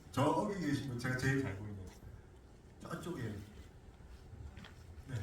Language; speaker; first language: Korean; native; Korean